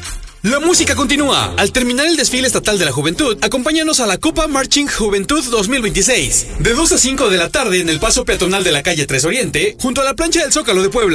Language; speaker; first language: Spanish; native; Spanish